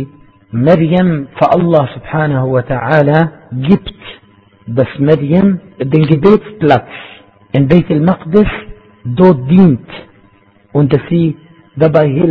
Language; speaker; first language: German; non-native, fluent; Arabic